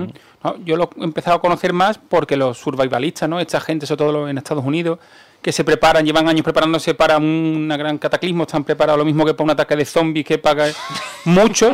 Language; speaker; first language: Spanish; native; Spanish